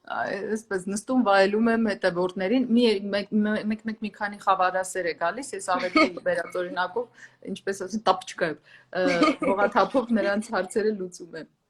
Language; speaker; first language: Armenian; native; Armenian